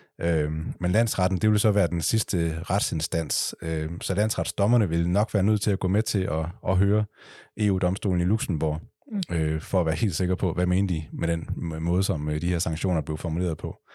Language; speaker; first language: Danish; native; Danish